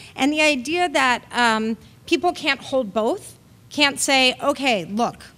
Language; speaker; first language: English; native; English